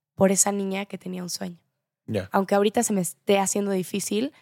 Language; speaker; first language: Spanish; native; Spanish